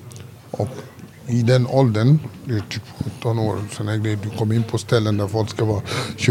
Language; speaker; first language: Swedish; early bilingual, other home language; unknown